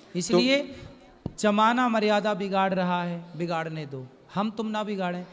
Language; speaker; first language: Hindi; native; Hindi